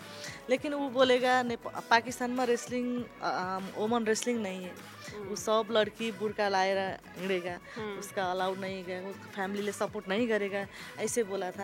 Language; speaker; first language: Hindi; non-native, learner; Nepali